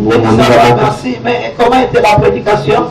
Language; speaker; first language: French; non-native, local second language; Lingala